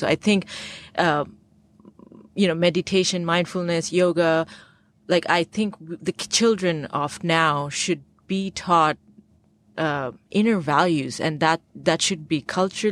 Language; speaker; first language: English; non-native, local second language; Bangla